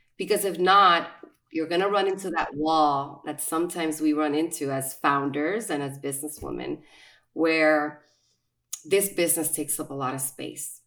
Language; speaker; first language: English; non-native, fluent; Spanish